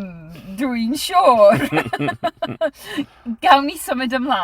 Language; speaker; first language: Welsh; non-native, learner; English